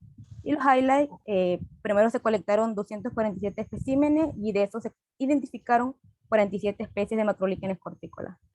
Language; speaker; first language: Spanish; native; Spanish